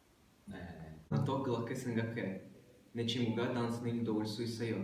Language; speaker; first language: Korean; non-native, learner; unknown